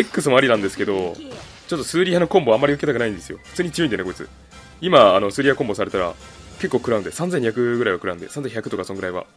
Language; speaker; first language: Japanese; native; Japanese